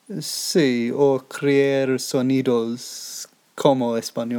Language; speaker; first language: Spanish; non-native, learner; English